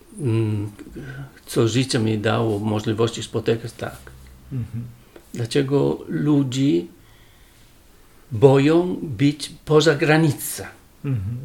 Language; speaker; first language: Polish; non-native, learner; Italian